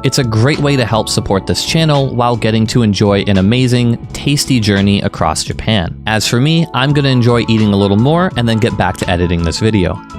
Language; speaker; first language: English; native; English